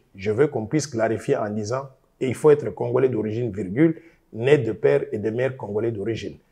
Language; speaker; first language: French; non-native, local second language; Luba-Lulua